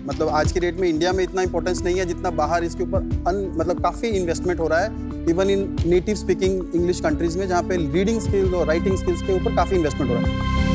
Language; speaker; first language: Hindi; native; Hindi